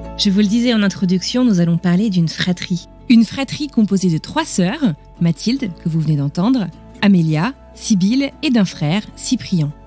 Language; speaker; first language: French; native; French